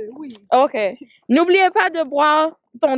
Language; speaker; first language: French; non-native, learner; Haitian Creole